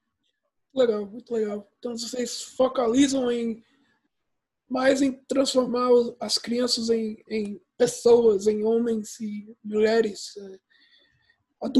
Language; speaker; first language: Portuguese; early bilingual, heritage; Portuguese